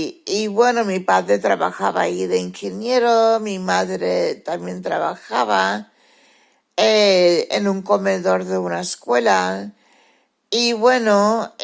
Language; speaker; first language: Spanish; early bilingual, heritage; Spanish